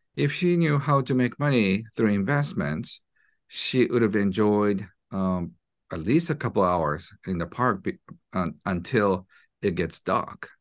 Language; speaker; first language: English; non-native, fluent; Japanese